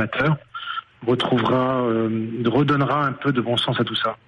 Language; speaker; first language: French; native; French